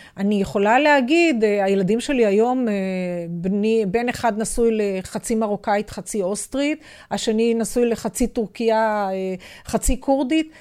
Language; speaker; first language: Hebrew; native; Hebrew